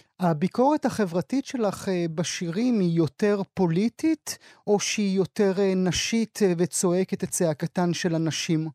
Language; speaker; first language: Hebrew; native; Hebrew